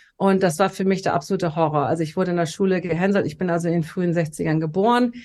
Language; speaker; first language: German; native; German